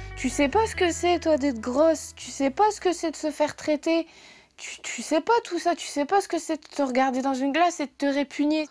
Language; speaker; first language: French; native; French